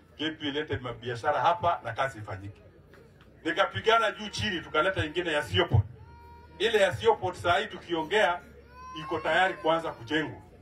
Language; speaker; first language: Swahili; non-native, local second language; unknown